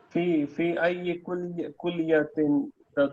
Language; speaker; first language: Arabic; non-native, learner; Urdu